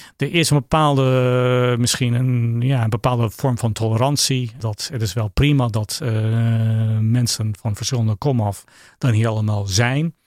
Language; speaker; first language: Dutch; non-native, fluent; English